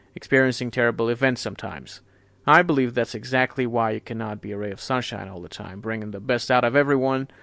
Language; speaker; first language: English; non-native, fluent; Persian